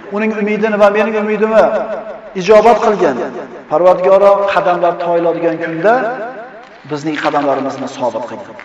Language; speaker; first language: Uzbek; native; Uzbek